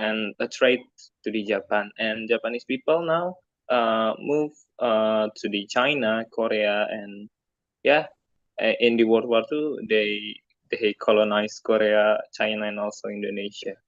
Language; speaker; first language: English; non-native, learner; Indonesian